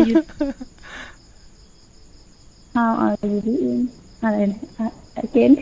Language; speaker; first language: English; non-native, learner; Thai